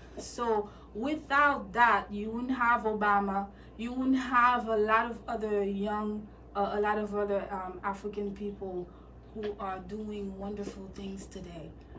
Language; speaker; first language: English; non-native, fluent; Haitian Creole